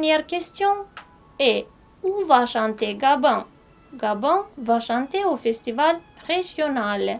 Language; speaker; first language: French; non-native, fluent; Romanian